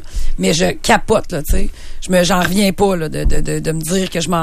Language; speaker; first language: French; native; French